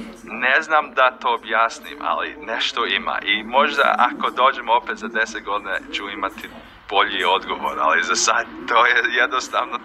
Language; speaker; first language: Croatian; early bilingual, heritage; Croatian